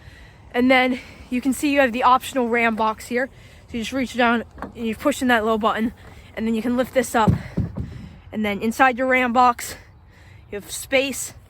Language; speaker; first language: English; native; English